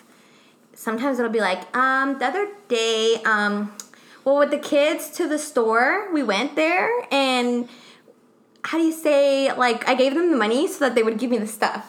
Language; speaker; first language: English; non-native, fluent; Spanish